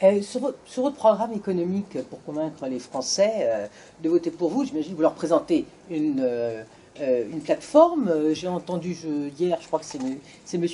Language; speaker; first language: French; native; French